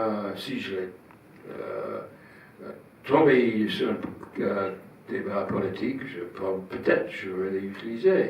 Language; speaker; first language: French; non-native, fluent; English